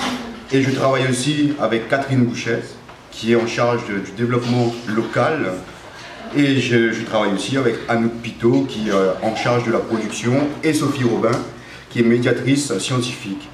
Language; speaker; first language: French; native; French